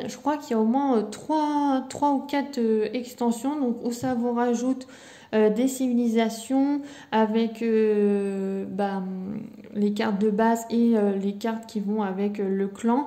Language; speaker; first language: French; native; French